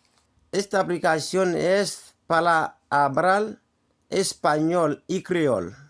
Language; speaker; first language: Spanish; non-native, learner; Haitian Creole